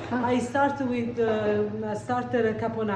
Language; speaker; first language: English; non-native, learner; Italian